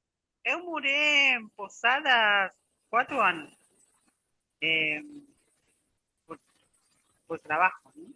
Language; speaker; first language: Portuguese; non-native, learner; Spanish